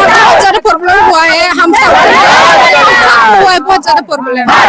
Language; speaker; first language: Hindi; non-native, local second language; Kok Borok